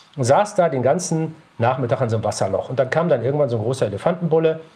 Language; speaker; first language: German; native; German